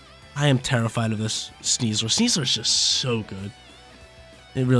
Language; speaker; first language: English; native; English